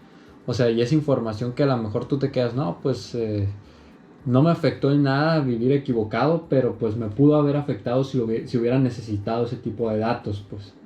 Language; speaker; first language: Spanish; native; Spanish